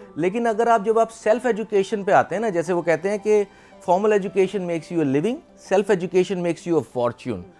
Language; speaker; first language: Hindi; non-native, local second language; Punjabi